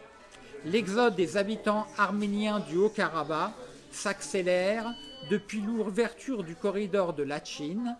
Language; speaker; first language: French; native; French